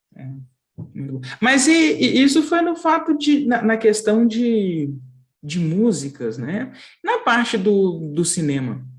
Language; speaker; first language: Portuguese; native; Portuguese